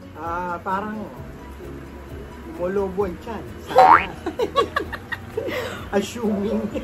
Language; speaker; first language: Filipino; native; Filipino